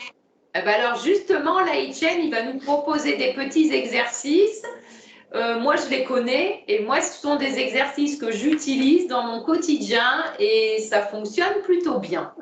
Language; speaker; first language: French; native; French